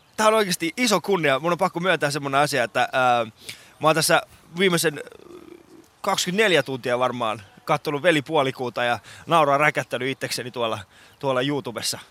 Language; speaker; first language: Finnish; native; Finnish